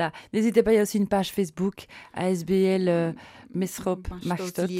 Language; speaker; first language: French; native; French